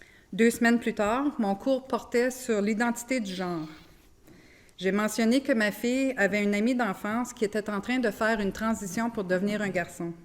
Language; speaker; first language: French; native; French